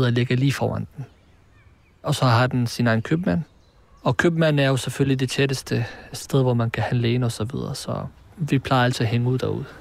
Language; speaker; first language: Danish; early bilingual, other home language; Arabic